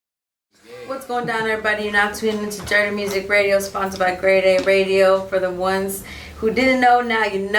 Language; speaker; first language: English; native; English